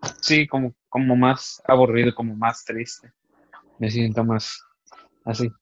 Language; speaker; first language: Spanish; early bilingual, other home language; English